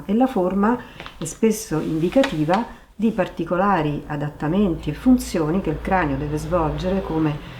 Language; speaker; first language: Italian; native; Italian